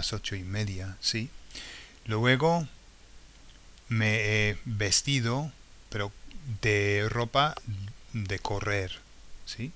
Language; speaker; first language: Spanish; non-native, fluent; English